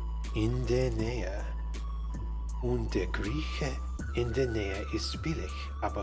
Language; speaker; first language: German; non-native, learner; English